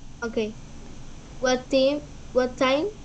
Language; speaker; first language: English; non-native, learner; Spanish